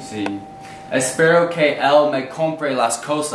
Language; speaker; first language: Spanish; non-native, learner; English